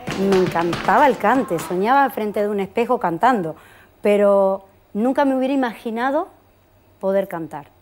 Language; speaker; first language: Spanish; native; Spanish